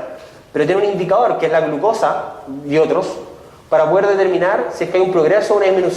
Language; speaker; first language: Spanish; native; Spanish